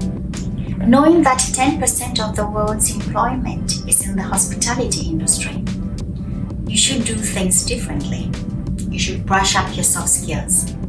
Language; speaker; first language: English; non-native, fluent; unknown